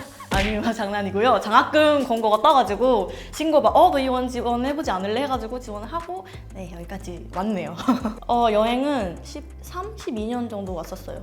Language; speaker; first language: Korean; non-native, fluent; Thai